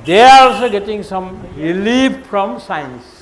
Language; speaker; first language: English; non-native, local second language; Assamese